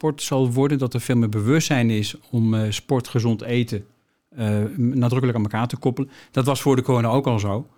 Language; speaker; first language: Dutch; native; Dutch